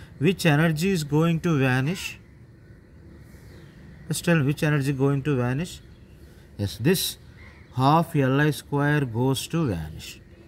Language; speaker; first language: English; non-native, local second language; Telugu